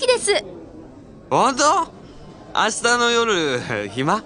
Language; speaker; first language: Japanese; native; Japanese